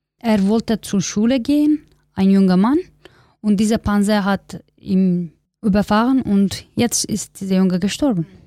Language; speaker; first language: German; non-native, learner; Kurdish